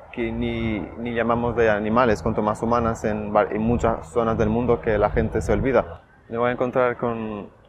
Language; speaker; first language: Spanish; non-native, fluent; Portuguese